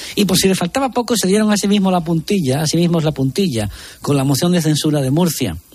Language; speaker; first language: Spanish; native; Spanish